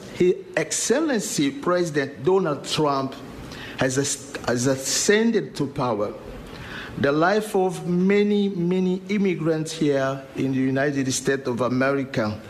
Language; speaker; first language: English; non-native, learner; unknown